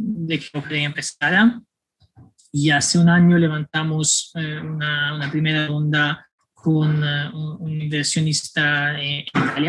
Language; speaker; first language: Spanish; non-native, fluent; Italian